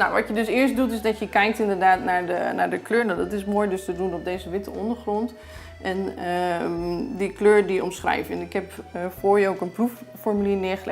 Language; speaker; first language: Dutch; native; Dutch